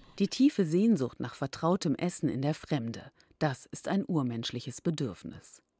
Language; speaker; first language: German; native; German